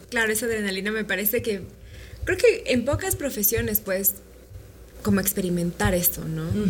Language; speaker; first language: Spanish; native; Spanish